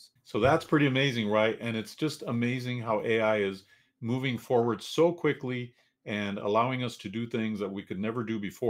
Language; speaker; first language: English; native; English